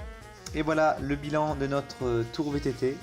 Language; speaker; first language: French; native; French